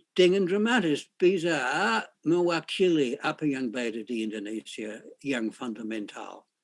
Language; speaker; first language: Indonesian; non-native, fluent; English